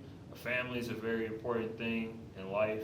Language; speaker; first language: English; native; English